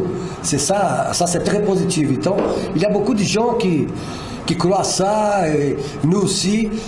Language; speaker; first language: French; non-native, fluent; Portuguese